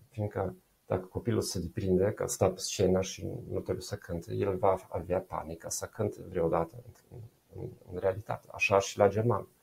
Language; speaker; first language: Romanian; non-native, fluent; German